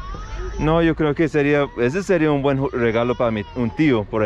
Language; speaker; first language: Spanish; non-native, fluent; English